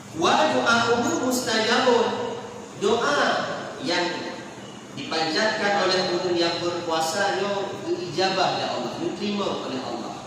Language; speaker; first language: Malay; non-native, local second language; Achinese